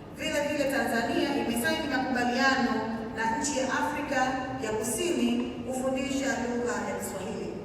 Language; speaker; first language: Swahili; native; Swahili